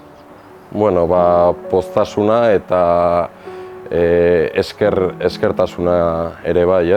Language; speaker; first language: Basque; non-native, local second language; Spanish